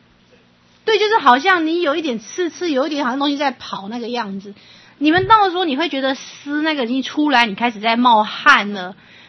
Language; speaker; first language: Chinese; native; Chinese